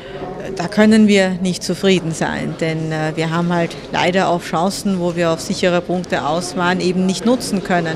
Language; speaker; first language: German; early bilingual, other home language; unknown